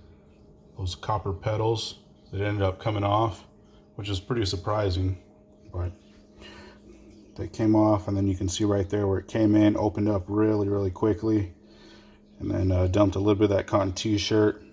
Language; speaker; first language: English; native; English